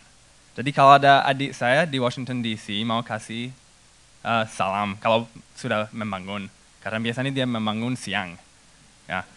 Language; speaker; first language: Indonesian; non-native, fluent; English